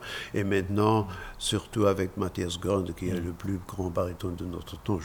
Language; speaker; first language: French; non-native, fluent; German